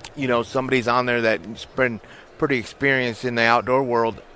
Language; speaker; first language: English; native; English